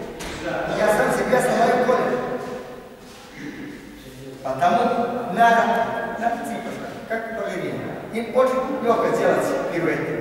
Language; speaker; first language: Russian; non-native, learner; Serbian